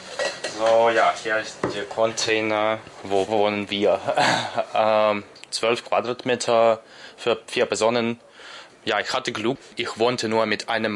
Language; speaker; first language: German; non-native, learner; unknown